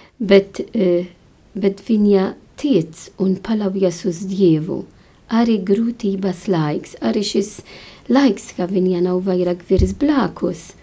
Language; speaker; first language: Latvian; non-native, fluent; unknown